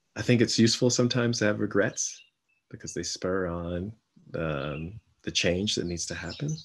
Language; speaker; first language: English; native; English